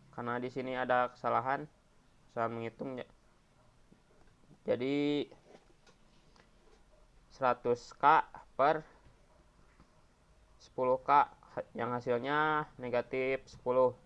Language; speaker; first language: Indonesian; native; Indonesian